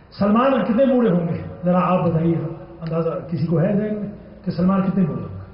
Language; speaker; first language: Urdu; non-native, local second language; Punjabi